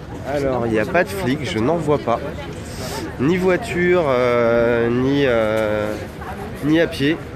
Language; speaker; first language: French; native; French